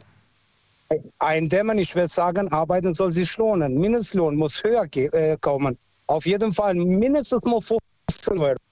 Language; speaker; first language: German; non-native, local second language; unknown